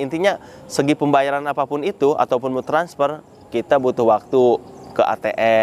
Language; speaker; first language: Indonesian; native; Indonesian